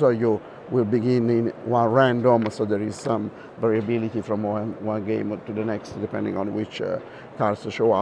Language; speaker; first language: English; non-native, fluent; Italian